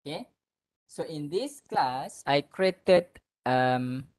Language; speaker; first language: English; non-native, local second language; Malay